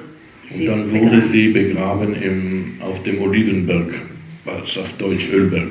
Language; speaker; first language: German; early bilingual, heritage; German